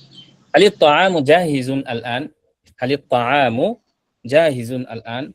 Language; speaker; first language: Arabic; non-native, fluent; Bangla